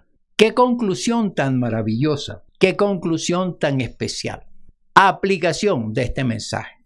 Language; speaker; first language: Spanish; native; Spanish